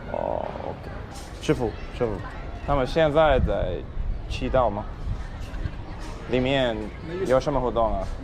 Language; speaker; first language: Chinese; non-native, fluent; English